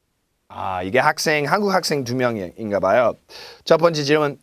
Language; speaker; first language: Korean; non-native, fluent; English